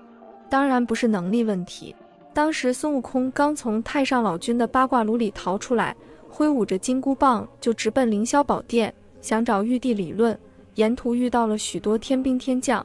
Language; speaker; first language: Chinese; native; Chinese